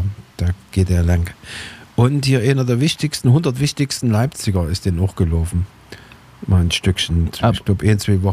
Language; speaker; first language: German; native; German